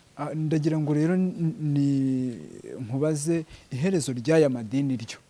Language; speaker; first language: Kinyarwanda; native; Kinyarwanda